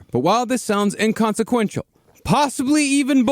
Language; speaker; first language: English; native; English